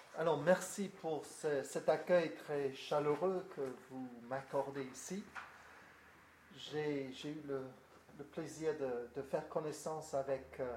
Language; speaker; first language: French; non-native, fluent; English